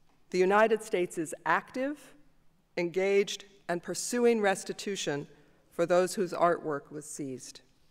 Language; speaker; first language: English; native; English